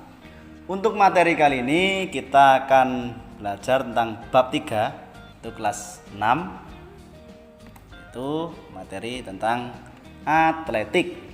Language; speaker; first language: Indonesian; native; Indonesian